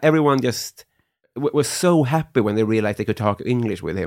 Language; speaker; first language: English; non-native, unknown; Swedish